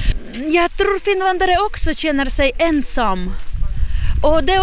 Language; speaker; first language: Swedish; non-native, learner; Ukrainian